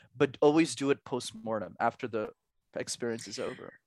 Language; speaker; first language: English; native; English